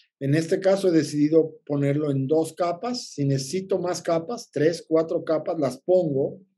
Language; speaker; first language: Spanish; native; Spanish